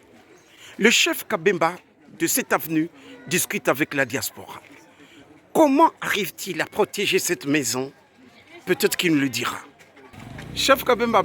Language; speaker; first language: French; non-native, local second language; Swahili